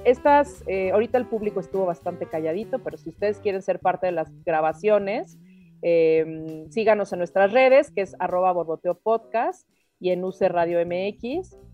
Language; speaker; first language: Spanish; native; Spanish